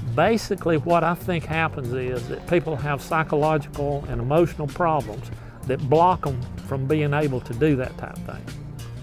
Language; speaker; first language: English; native; English